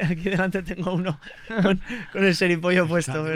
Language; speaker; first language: Spanish; native; Spanish